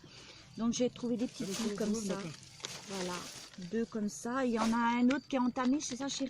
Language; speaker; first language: French; native; French